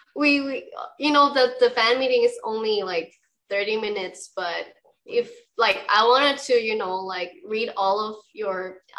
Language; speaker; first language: English; non-native, fluent; Thai